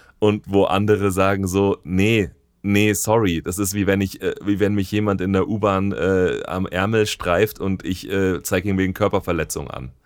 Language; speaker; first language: German; native; German